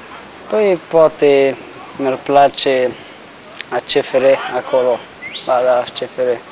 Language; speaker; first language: Romanian; non-native, local second language; Hungarian